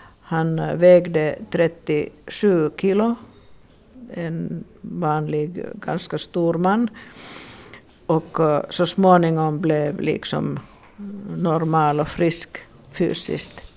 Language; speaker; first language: Swedish; non-native, local second language; Finnish